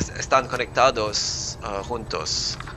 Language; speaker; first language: Spanish; non-native, learner; English